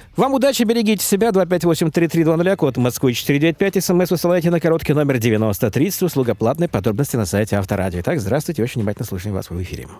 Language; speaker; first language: Russian; native; Russian